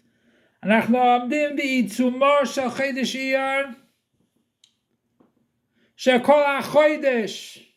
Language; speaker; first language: Hebrew; non-native, fluent; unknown